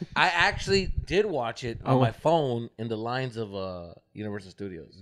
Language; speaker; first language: English; early bilingual, other home language; Spanish